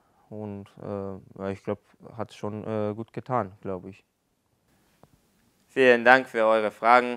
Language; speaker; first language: German; non-native, learner; Japanese